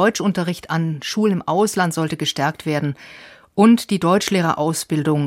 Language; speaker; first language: German; native; German